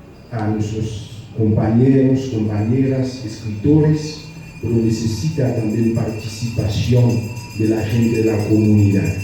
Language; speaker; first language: Spanish; non-native, fluent; Haitian Creole